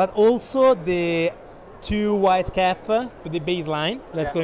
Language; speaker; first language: English; non-native, fluent; Italian